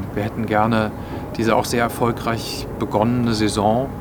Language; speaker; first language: German; native; German